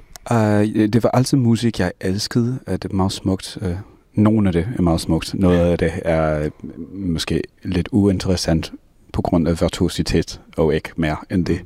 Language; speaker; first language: Danish; non-native, fluent; English